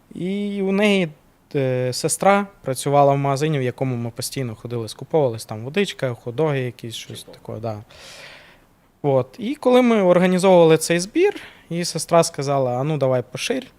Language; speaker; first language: Ukrainian; native; Ukrainian